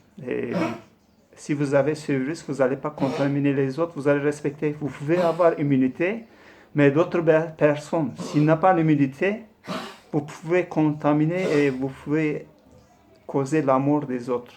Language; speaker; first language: French; non-native, fluent; Turkish